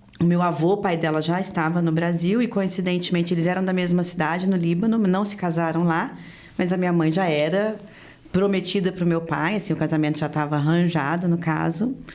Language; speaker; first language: Portuguese; native; Portuguese